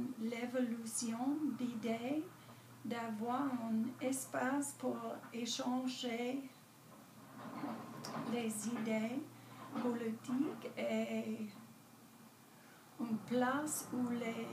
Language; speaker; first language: French; non-native, learner; English